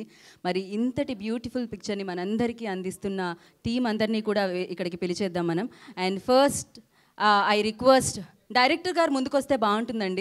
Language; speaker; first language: Telugu; native; Telugu